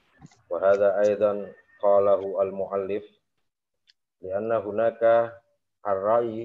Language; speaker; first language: Arabic; non-native, fluent; Indonesian